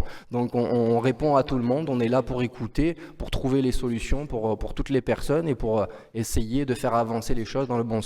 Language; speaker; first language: French; native; French